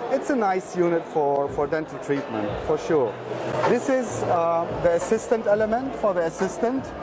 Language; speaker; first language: English; non-native, fluent; German